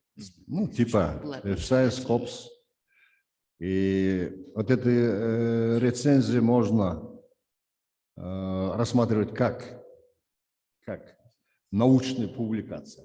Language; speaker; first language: Russian; non-native, local second language; Kyrgyz